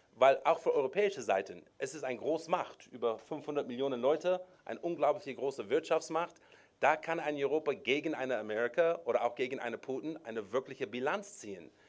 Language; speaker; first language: German; non-native, fluent; English